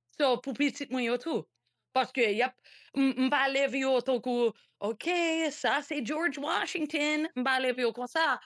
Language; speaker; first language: Haitian Creole; early bilingual, heritage; Haitian Creole